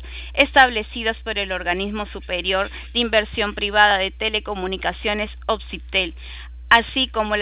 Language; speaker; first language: Spanish; native; Spanish